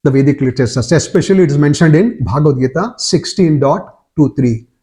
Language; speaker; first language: English; non-native, local second language; Kannada